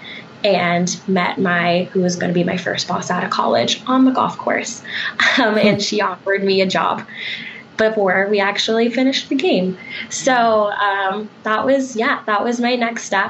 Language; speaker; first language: English; native; English